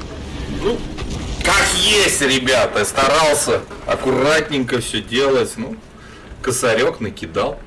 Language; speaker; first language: Russian; native; Russian